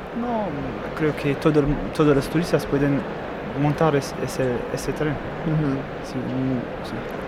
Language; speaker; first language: Spanish; non-native, learner; Arabic